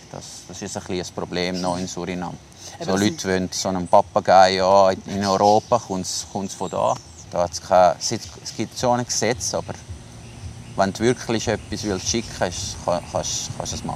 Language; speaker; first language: German; non-native, local second language; Italian